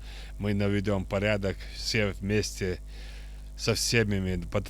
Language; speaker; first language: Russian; non-native, local second language; Chechen